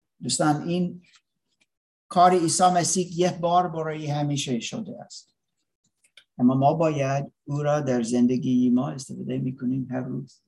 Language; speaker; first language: Persian; non-native, learner; English